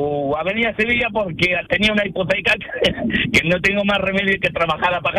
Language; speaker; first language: Spanish; non-native, fluent; Arabic